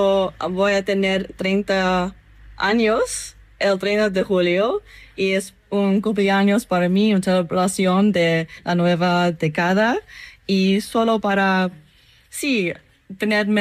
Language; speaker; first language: Spanish; non-native, learner; English